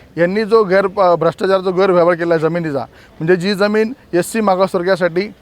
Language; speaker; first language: Marathi; native; Marathi